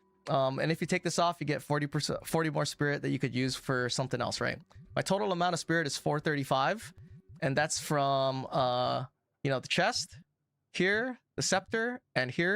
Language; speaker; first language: English; native; English